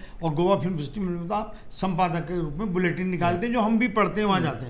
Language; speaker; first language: Hindi; native; Hindi